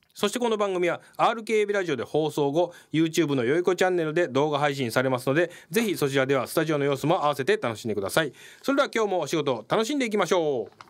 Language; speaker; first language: Japanese; native; Japanese